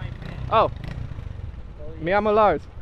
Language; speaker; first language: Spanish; non-native, learner; English